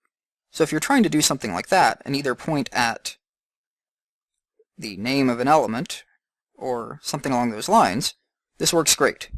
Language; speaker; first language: English; native; English